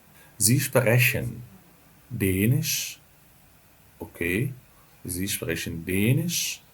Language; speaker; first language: German; non-native, fluent; Arabic